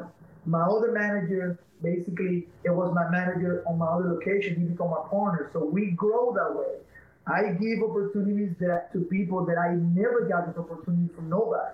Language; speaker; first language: English; non-native, fluent; Spanish